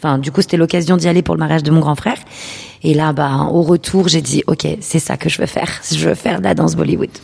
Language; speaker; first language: French; early bilingual, other home language; Urdu